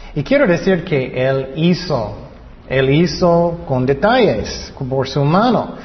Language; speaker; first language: Spanish; non-native, fluent; English